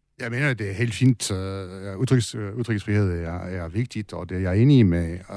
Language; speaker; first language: Danish; non-native, fluent; French